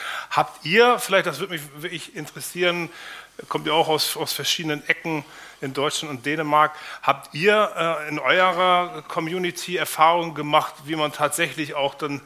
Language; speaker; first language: German; native; German